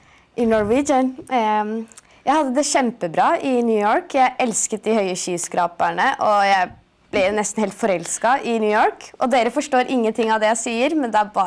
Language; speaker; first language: Norwegian; early bilingual, other home language; Punjabi